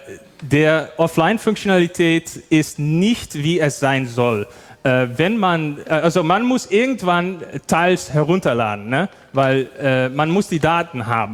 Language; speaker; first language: German; non-native, fluent; Dutch